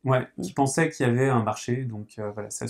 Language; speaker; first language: French; native; French